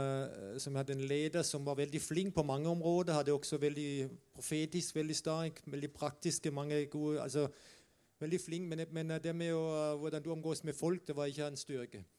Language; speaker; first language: Norwegian; non-native, fluent; German